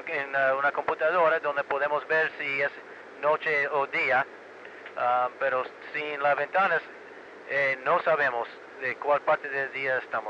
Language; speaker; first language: Spanish; early bilingual, heritage; Spanish